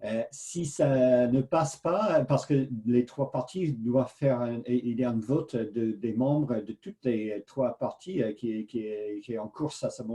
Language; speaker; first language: French; non-native, fluent; English